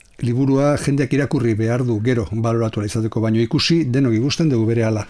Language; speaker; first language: Basque; non-native, local second language; Spanish